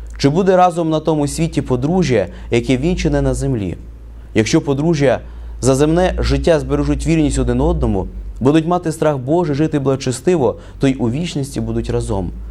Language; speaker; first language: Ukrainian; native; Ukrainian